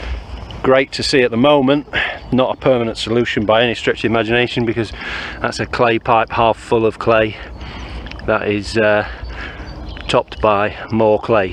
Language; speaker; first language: English; native; English